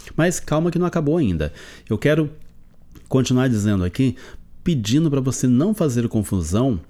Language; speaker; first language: Portuguese; native; Portuguese